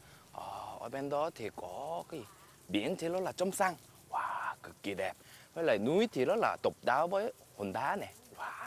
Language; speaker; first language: Vietnamese; non-native, fluent; Korean